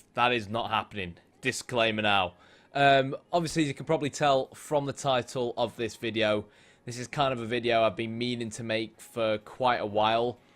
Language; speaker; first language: English; native; English